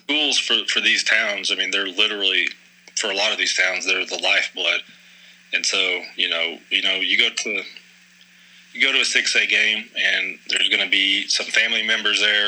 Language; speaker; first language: English; native; English